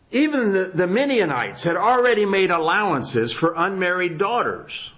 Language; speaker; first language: English; native; English